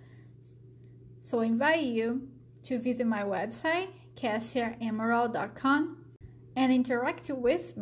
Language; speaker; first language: English; non-native, fluent; Portuguese